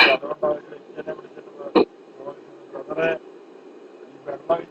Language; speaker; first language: Malayalam; native; Malayalam